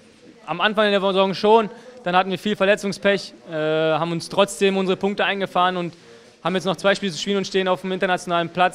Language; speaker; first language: German; native; German